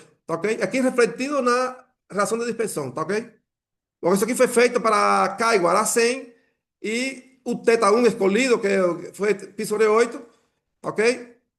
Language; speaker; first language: Portuguese; non-native, fluent; Spanish